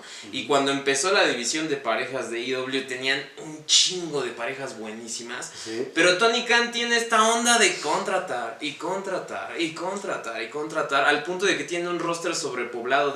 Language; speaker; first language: Spanish; native; Spanish